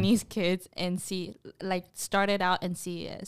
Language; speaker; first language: English; native; English